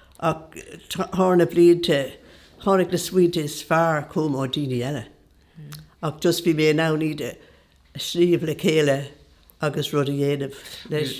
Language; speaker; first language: Irish; non-native, local second language; English